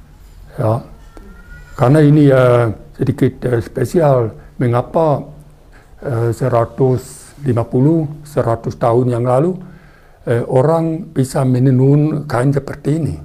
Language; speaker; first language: Indonesian; non-native, fluent; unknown